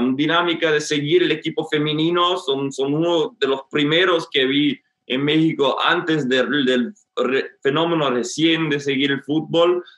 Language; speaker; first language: Spanish; non-native, fluent; English